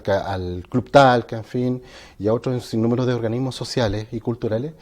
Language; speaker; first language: Spanish; native; Spanish